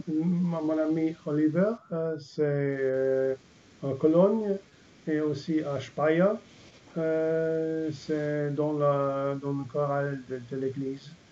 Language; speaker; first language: French; non-native, learner; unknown